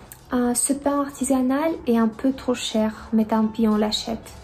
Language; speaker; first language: French; non-native, fluent; Russian